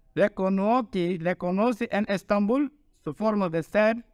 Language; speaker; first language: Spanish; non-native, learner; Turkish